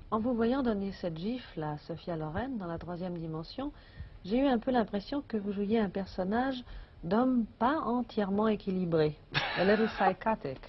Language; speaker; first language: French; native; French